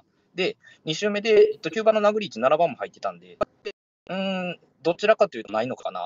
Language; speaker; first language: Japanese; native; Japanese